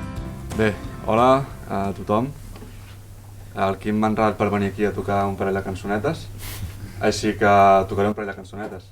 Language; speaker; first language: Catalan; native; Catalan